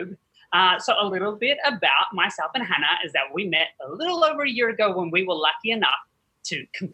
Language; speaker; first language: English; native; English